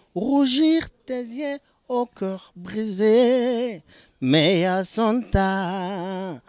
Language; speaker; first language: French; non-native, local second language; Lingala